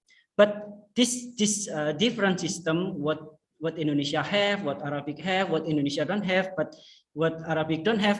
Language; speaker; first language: English; non-native, fluent; Indonesian